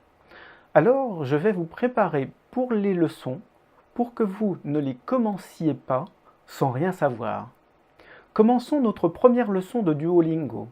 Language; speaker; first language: French; native; French